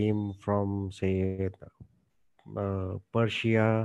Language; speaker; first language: English; non-native, local second language; Marathi